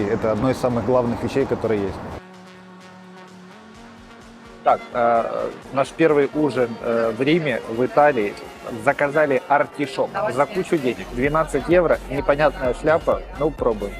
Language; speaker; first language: Russian; native; Russian